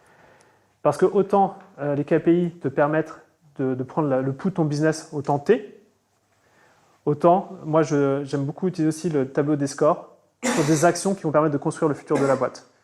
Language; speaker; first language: French; native; French